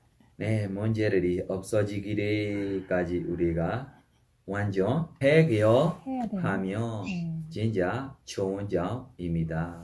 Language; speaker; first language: Korean; non-native, fluent; Burmese